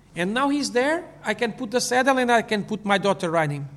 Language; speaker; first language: English; non-native, learner; Portuguese